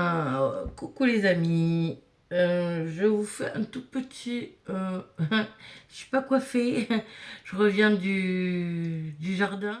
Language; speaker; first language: French; native; French